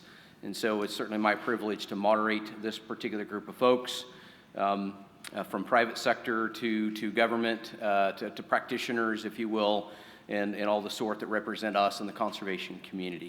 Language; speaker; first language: English; native; English